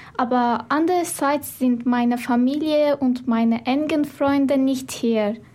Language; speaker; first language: German; non-native, learner; Turkish